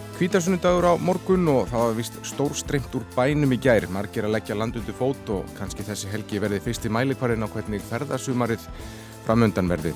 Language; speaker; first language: Icelandic; native; Icelandic